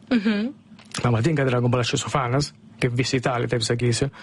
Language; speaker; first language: Lithuanian; non-native, learner; Italian